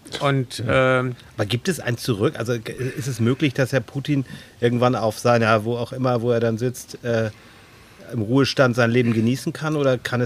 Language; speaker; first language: German; native; German